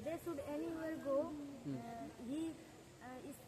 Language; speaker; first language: English; non-native, learner; Hindi